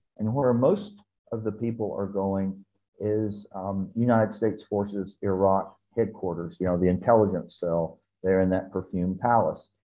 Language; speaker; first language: English; native; English